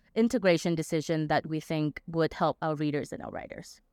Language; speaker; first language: English; non-native, fluent; Vietnamese